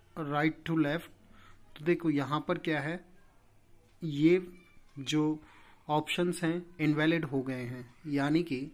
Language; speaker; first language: Hindi; native; Hindi